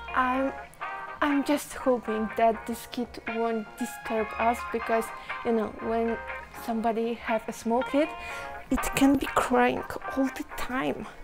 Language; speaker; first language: English; non-native, fluent; Polish